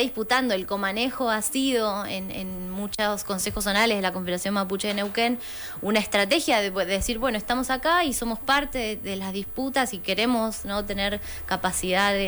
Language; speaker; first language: Spanish; native; Spanish